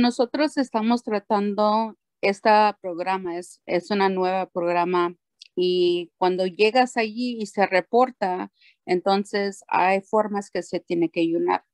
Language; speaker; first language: Spanish; early bilingual, heritage; Spanish